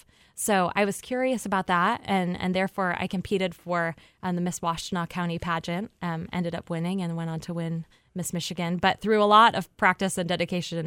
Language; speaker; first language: English; native; English